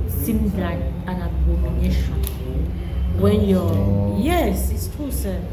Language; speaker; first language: English; non-native, learner; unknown